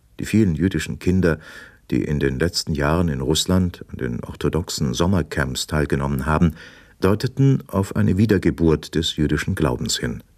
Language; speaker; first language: German; native; German